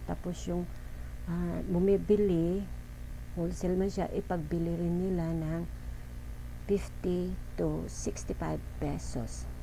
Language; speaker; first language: Filipino; non-native, local second language; Cebuano